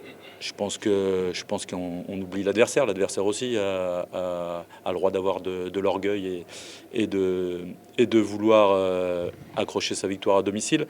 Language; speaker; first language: French; native; French